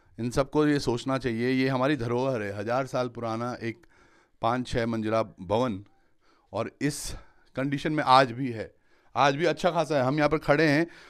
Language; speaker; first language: Hindi; native; Hindi